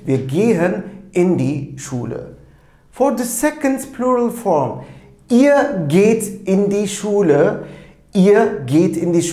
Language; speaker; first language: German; non-native, fluent; Turkish